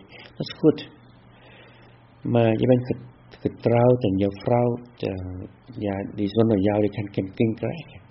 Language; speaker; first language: Dutch; non-native, fluent; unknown